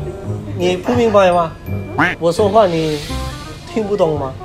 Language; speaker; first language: Chinese; non-native, fluent; Indonesian